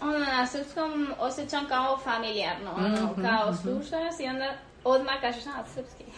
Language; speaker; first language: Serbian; early bilingual, heritage; Spanish